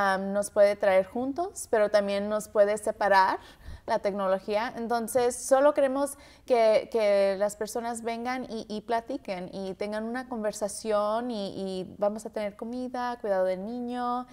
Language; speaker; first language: Spanish; early bilingual, heritage; Spanish